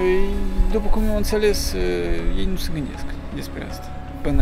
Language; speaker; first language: Romanian; non-native, local second language; Russian